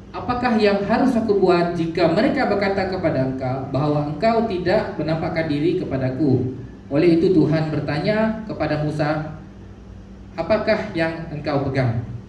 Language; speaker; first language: Malay; non-native, local second language; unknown